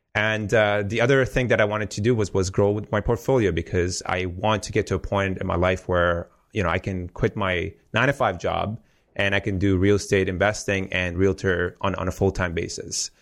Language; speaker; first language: English; early bilingual, heritage; Persian